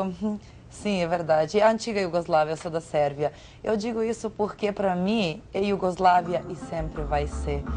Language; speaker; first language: Portuguese; non-native, fluent; Serbian